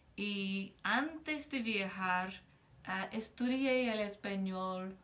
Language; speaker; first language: Spanish; non-native, fluent; English